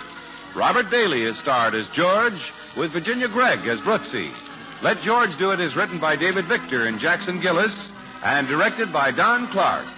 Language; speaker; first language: English; native; English